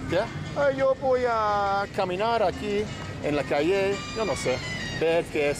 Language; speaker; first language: Spanish; non-native, learner; English